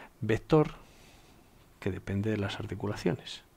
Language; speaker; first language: Spanish; native; Spanish